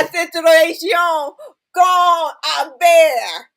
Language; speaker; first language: Spanish; non-native, learner; English